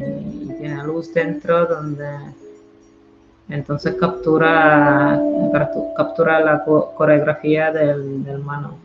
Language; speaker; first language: Spanish; non-native, fluent; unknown